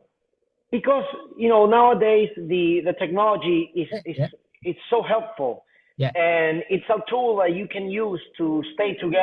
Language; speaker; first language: English; non-native, fluent; Spanish